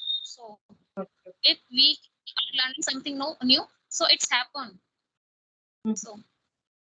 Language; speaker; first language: English; non-native, local second language; Hindi